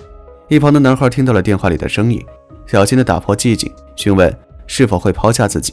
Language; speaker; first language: Chinese; native; Chinese